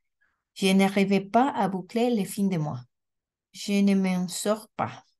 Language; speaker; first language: French; non-native, learner; Spanish